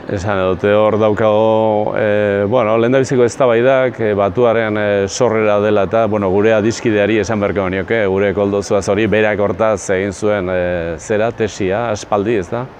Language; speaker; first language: Basque; native; Basque